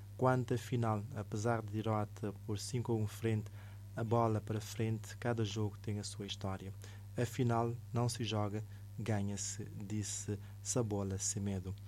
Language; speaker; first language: Portuguese; non-native, local second language; Kabuverdianu